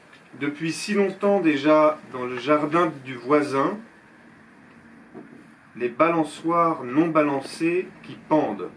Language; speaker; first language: French; native; French